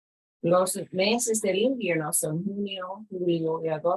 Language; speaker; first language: Spanish; non-native, fluent; English